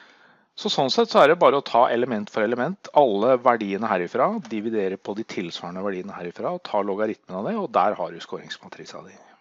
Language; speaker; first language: Norwegian; native; Norwegian